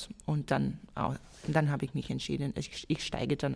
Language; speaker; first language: German; non-native, fluent; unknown